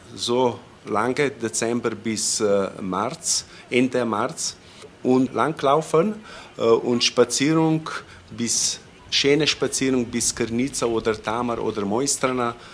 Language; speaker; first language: German; non-native, learner; Slovenian